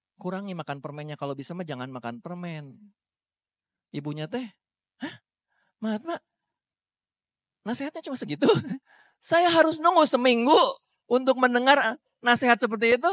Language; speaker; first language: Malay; non-native, local second language; Sundanese